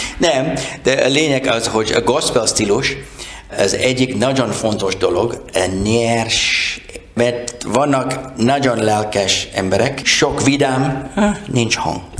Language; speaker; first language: Hungarian; non-native, learner; English